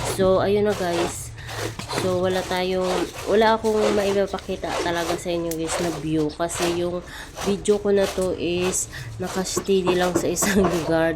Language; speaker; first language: Filipino; non-native, local second language; Cebuano